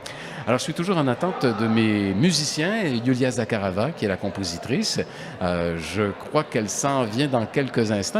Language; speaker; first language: French; native; French